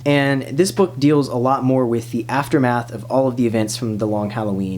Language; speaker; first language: English; native; English